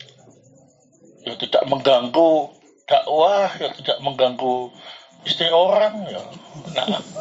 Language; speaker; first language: Indonesian; non-native, local second language; Javanese